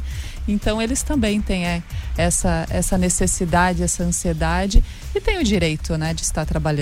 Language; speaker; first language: Portuguese; native; Portuguese